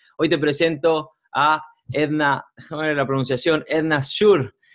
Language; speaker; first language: Spanish; native; Spanish